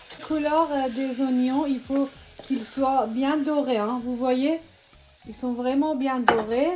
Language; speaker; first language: French; non-native, fluent; Persian